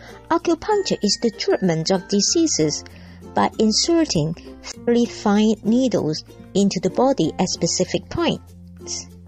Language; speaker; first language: English; non-native, local second language; Cantonese